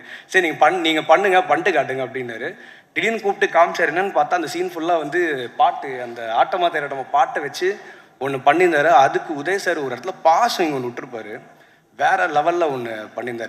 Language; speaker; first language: Tamil; native; Tamil